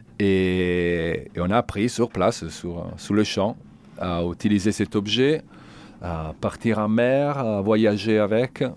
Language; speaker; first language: French; non-native, fluent; Italian